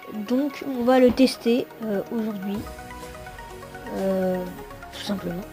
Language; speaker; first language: French; native; French